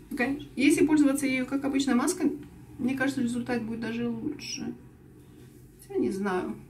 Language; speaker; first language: Russian; native; Russian